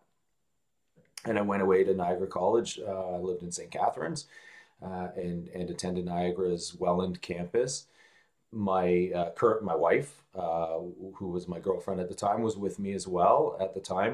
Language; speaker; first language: English; native; English